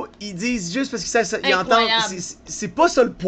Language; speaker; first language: French; native; French